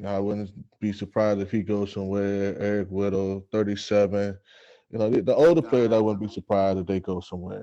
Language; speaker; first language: English; native; English